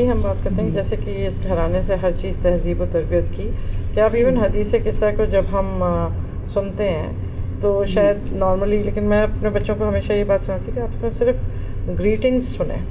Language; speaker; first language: Urdu; native; Urdu